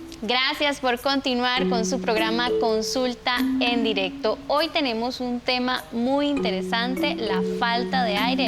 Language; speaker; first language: Spanish; native; Spanish